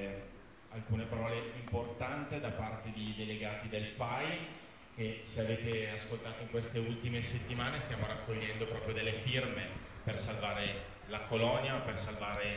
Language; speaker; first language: Italian; native; Italian